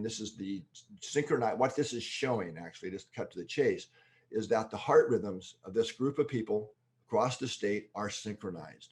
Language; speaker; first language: English; native; English